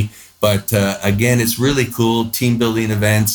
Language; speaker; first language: English; native; English